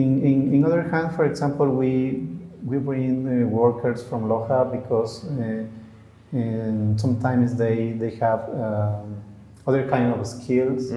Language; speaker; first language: English; non-native, learner; Spanish